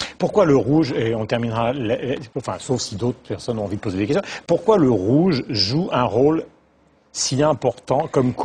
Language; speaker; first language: French; native; French